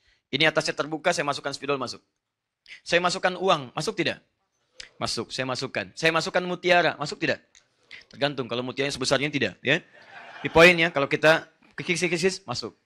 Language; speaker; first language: Indonesian; non-native, fluent; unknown